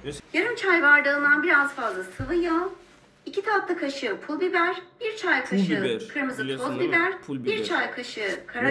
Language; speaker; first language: Turkish; native; Turkish